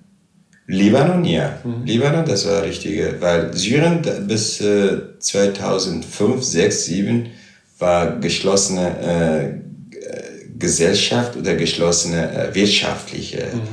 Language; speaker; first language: German; non-native, fluent; Arabic